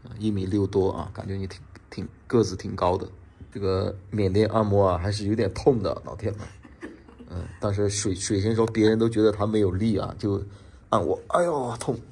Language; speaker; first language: Chinese; native; Chinese